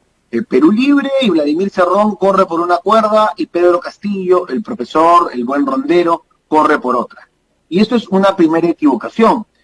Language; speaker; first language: Spanish; native; Spanish